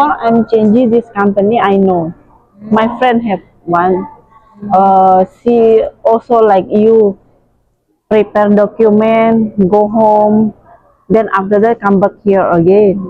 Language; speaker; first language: English; non-native, learner; Indonesian